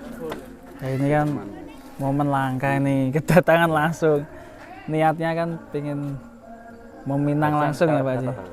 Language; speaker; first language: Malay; non-native, local second language; Javanese